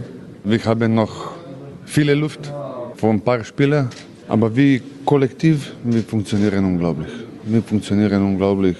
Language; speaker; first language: German; non-native, learner; Croatian